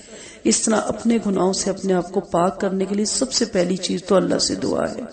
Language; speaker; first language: Urdu; native; Urdu